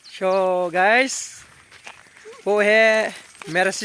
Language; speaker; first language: Hindi; non-native, local second language; Bodo